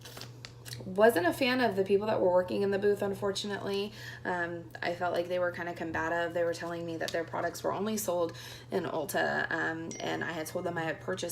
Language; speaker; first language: English; native; English